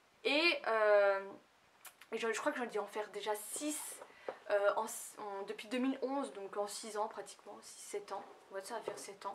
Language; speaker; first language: French; native; French